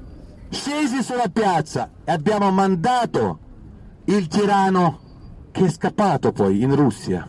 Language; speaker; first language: Italian; non-native, fluent; Ukrainian